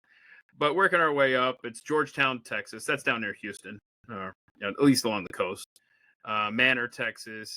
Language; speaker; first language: English; native; English